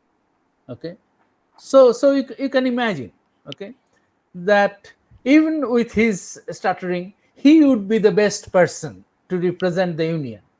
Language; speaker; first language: English; non-native, local second language; Bangla